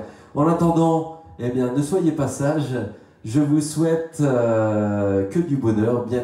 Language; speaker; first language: French; native; French